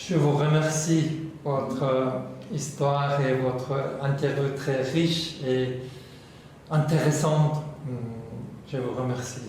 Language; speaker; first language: French; non-native, learner; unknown